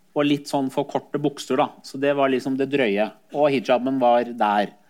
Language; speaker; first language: Norwegian; early bilingual, other home language; Persian